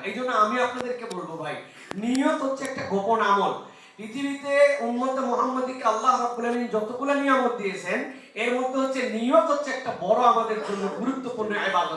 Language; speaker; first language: Bangla; native; Bangla